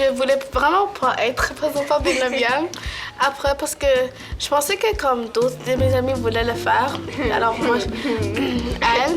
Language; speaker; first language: French; early bilingual, other home language; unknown